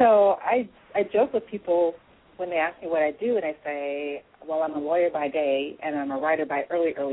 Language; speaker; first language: English; native; English